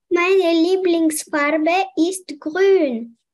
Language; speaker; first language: German; non-native, learner; French